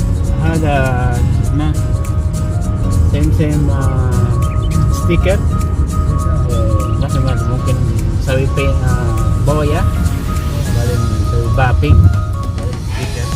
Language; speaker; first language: Arabic; non-native, learner; Filipino